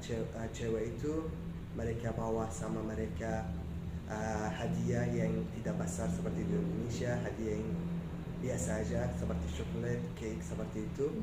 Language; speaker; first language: Indonesian; non-native, learner; Arabic